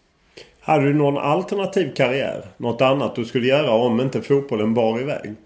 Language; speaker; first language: Swedish; native; Swedish